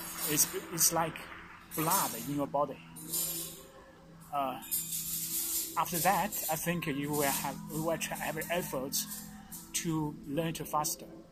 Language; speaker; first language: English; non-native, fluent; Chinese